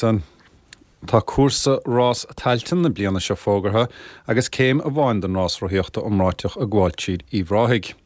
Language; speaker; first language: Irish; native; Irish